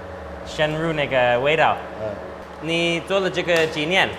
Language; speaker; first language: Chinese; non-native, fluent; English